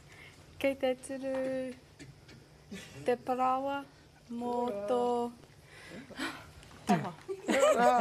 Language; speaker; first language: Māori; non-native, learner; English